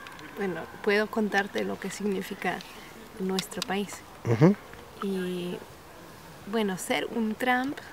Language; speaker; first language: Spanish; non-native, fluent; Czech